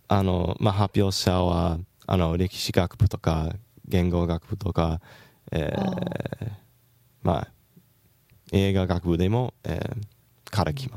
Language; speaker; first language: Japanese; non-native, learner; English